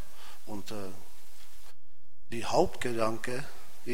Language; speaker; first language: German; non-native, fluent; Czech